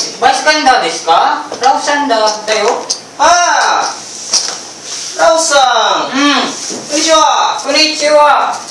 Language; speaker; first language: Japanese; non-native, learner; Filipino